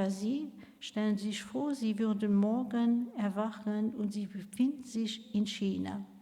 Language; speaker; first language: German; non-native, local second language; Luxembourgish